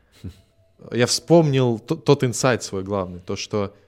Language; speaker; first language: Russian; native; Russian